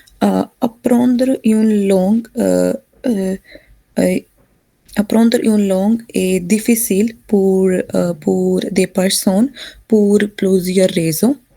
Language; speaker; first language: French; non-native, learner; Hindi